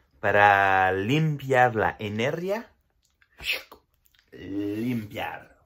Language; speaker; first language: Spanish; non-native, learner; French